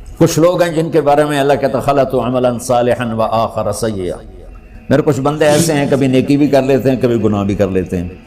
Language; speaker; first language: Urdu; non-native, local second language; Punjabi